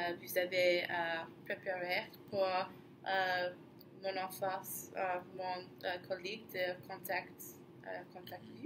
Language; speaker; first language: French; non-native, learner; English